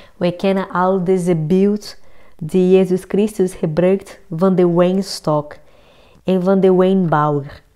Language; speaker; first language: Dutch; non-native, fluent; Portuguese